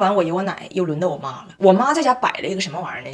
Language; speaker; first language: Chinese; native; Chinese